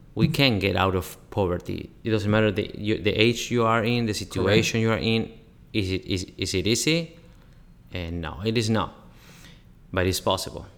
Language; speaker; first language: English; non-native, fluent; Spanish